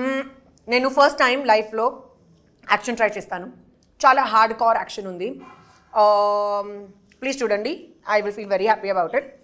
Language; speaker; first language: Telugu; non-native, learner; Hindi